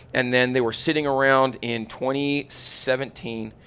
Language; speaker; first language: English; native; English